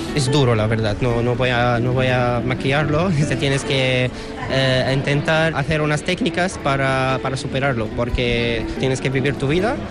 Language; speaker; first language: Spanish; non-native, fluent; Arabic